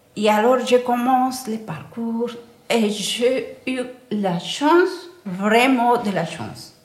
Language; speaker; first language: French; non-native, learner; Spanish